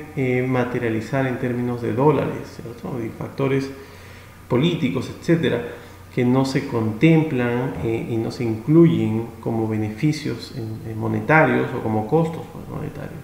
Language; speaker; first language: Spanish; native; Spanish